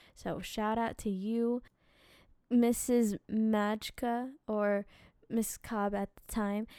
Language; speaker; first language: English; native; English